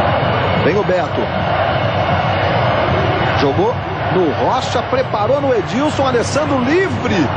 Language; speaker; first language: Portuguese; native; Portuguese